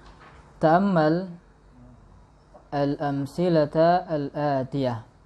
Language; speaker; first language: Arabic; non-native, fluent; Indonesian